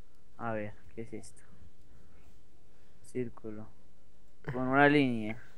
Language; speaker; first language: Spanish; native; Spanish